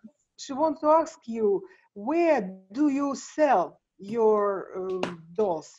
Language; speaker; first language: English; non-native, learner; Russian